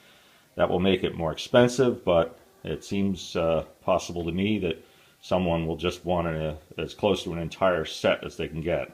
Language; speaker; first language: English; native; English